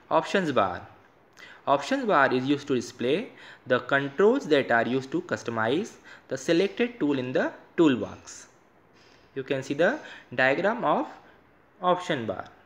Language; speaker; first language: English; non-native, local second language; Hindi